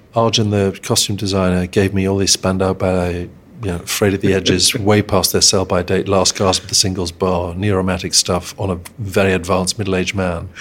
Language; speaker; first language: English; native; English